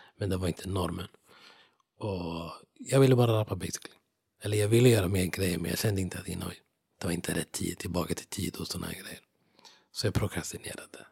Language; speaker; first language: Swedish; non-native, fluent; English